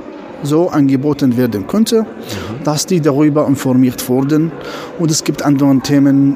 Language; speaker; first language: German; non-native, fluent; Arabic